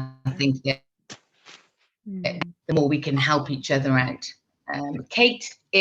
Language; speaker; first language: English; native; English